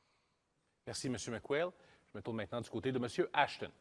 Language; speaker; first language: French; native; French